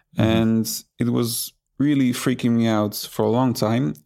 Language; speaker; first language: English; non-native, fluent; Polish